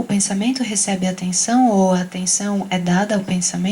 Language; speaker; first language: Portuguese; native; Portuguese